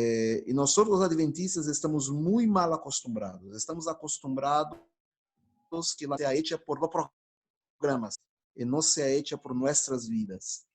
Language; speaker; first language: Spanish; non-native, fluent; Portuguese